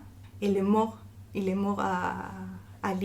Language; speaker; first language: French; non-native, fluent; Spanish